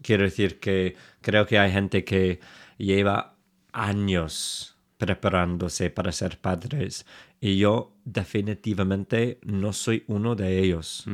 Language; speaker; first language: Spanish; non-native, fluent; English